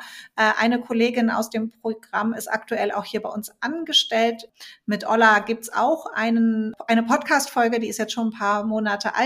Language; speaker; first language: German; native; German